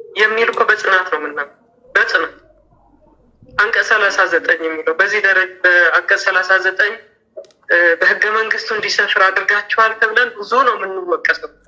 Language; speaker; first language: Amharic; non-native, local second language; Tigrinya